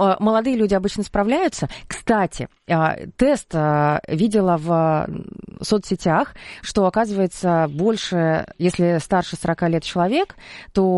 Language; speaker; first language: Russian; native; Russian